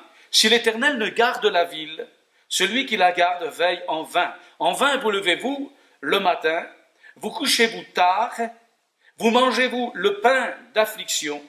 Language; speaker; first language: French; native; French